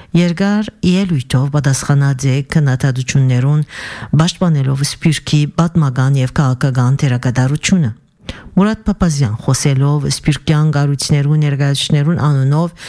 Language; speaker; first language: Armenian; early bilingual, heritage; Armenian